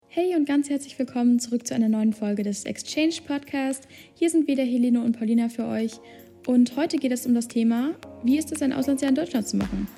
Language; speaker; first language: German; native; German